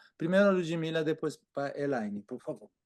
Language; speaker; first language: Portuguese; non-native, fluent; Japanese